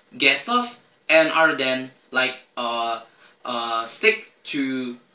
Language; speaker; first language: English; non-native, learner; Indonesian